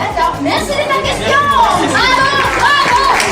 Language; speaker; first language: French; non-native, fluent; Spanish